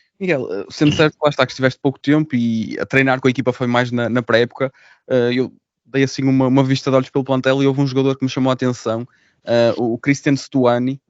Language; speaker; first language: Portuguese; native; Portuguese